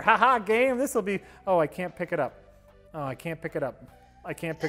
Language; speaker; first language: English; native; English